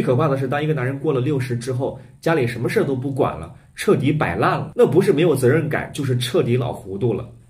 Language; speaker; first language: Chinese; native; Chinese